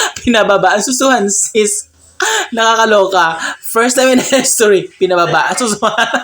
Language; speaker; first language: Filipino; non-native, local second language; Cebuano